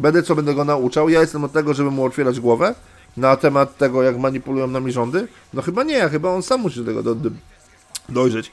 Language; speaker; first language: Polish; native; Polish